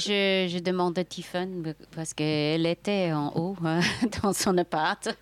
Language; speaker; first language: French; non-native, fluent; English